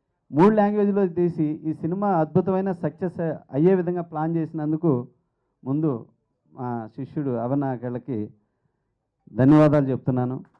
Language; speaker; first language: Telugu; native; Telugu